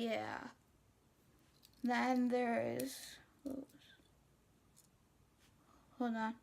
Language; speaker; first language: English; native; English